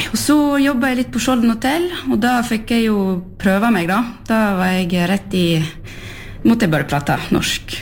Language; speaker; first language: Norwegian; early bilingual, heritage; French